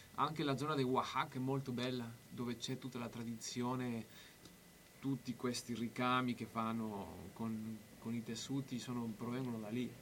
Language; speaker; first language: Italian; non-native, fluent; Spanish